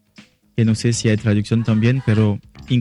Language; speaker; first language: Spanish; non-native, learner; French